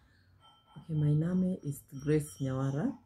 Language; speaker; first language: German; non-native, learner; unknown